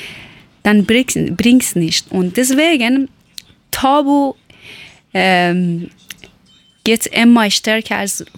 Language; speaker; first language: German; non-native, learner; Persian